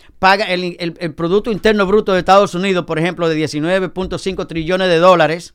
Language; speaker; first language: Spanish; native; Spanish